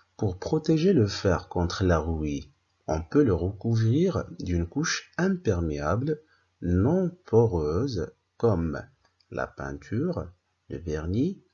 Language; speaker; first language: French; non-native, local second language; Arabic